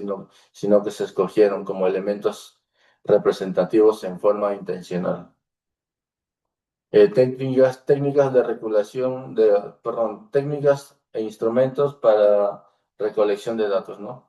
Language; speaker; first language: Spanish; native; Spanish